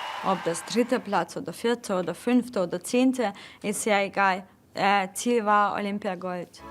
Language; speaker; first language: German; non-native, fluent; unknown